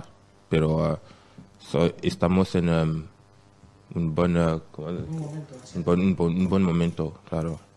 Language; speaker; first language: Spanish; non-native, learner; French